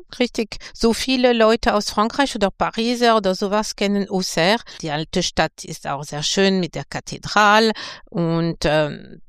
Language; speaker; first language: German; non-native, fluent; French